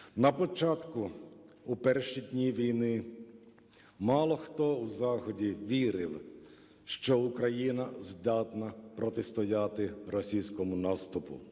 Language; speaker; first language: Ukrainian; non-native, fluent; Finnish